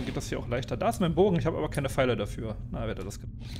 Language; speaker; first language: German; native; German